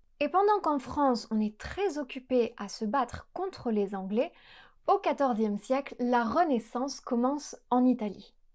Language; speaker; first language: French; native; French